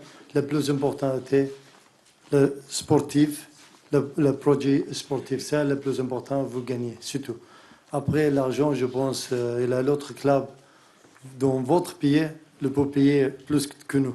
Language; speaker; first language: French; non-native, learner; Arabic